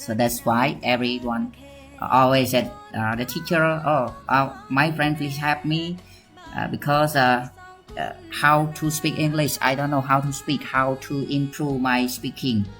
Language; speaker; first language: English; non-native, learner; Khmer